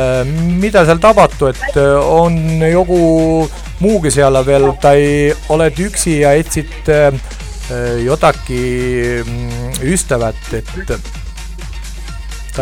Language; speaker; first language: Finnish; non-native, learner; Estonian